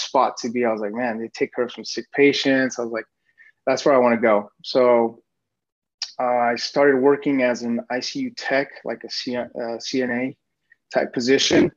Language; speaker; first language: English; native; English